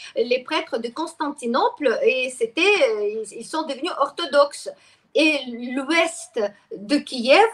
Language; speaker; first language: French; non-native, fluent; Russian